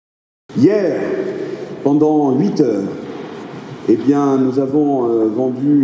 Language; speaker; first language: French; native; French